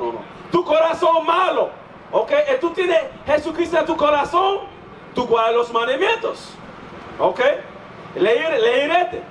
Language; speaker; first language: Spanish; non-native, learner; English